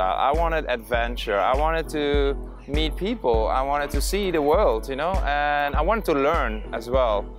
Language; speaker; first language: English; non-native, fluent; Limburgish